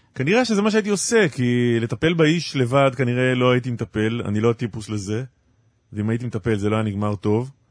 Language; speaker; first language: Hebrew; native; Hebrew